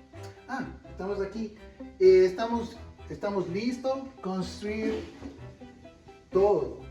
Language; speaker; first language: Spanish; non-native, fluent; English